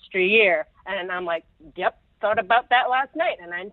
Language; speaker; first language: English; non-native, local second language; Cantonese